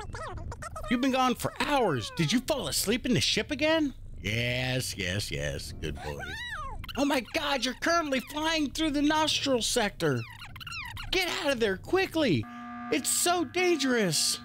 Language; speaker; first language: English; native; English